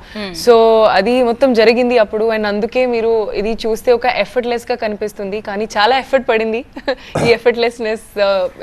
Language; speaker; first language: Telugu; non-native, fluent; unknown